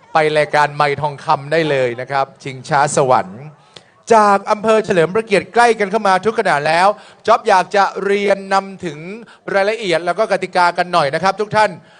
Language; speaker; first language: Thai; native; Thai